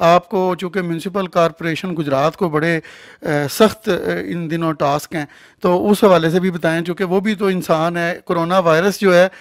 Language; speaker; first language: Urdu; non-native, local second language; Punjabi